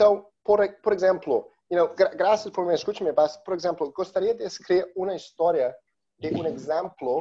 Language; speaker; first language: Spanish; non-native, learner; Portuguese